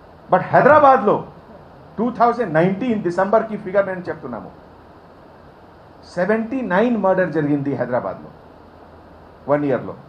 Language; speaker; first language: Telugu; non-native, fluent; Hindi